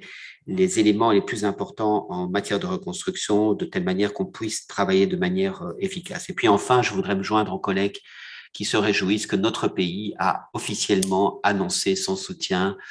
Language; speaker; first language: French; native; French